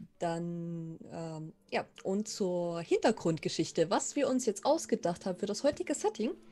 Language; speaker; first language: German; native; German